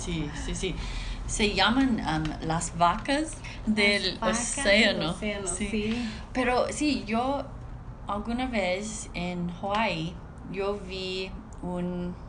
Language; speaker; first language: Spanish; non-native, learner; English